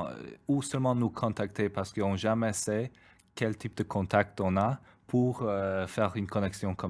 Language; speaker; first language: French; non-native, fluent; Spanish